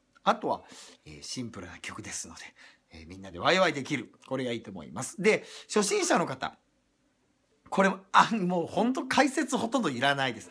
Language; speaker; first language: Japanese; native; Japanese